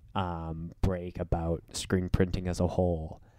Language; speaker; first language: English; native; English